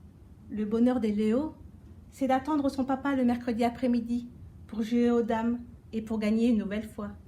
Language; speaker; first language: French; native; French